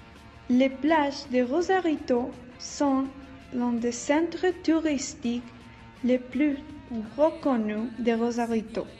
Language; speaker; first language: French; non-native, learner; Spanish